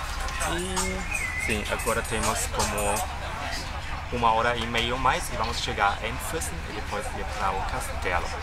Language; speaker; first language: Portuguese; non-native, fluent; German